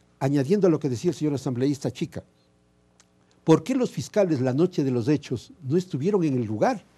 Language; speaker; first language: Spanish; native; Spanish